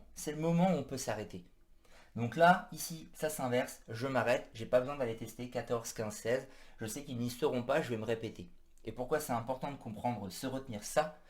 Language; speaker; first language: French; native; French